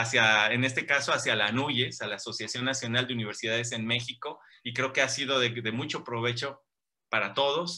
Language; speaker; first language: Spanish; native; Spanish